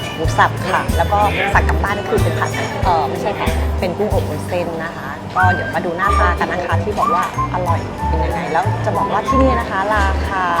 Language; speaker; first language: Thai; native; Thai